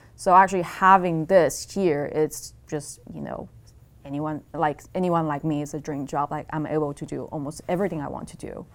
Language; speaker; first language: English; non-native, fluent; Chinese